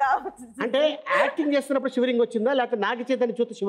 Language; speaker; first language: Telugu; native; Telugu